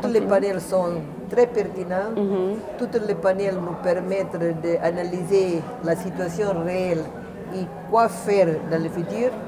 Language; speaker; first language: French; non-native, fluent; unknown